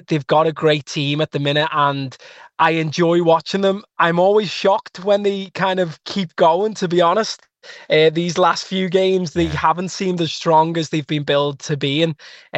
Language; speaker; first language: English; native; English